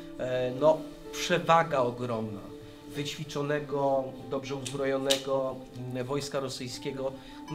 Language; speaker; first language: Polish; native; Polish